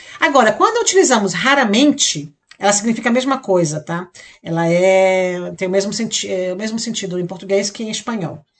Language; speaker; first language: Portuguese; native; Portuguese